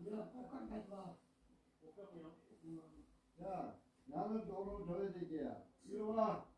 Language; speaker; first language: Korean; native; Korean